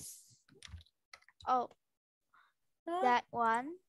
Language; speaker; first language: English; non-native, learner; Vietnamese